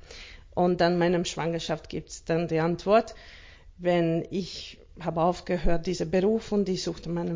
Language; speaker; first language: German; non-native, learner; Hungarian